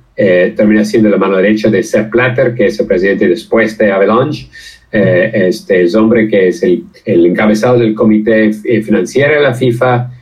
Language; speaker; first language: Spanish; non-native, fluent; English